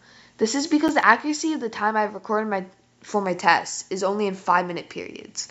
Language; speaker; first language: English; native; English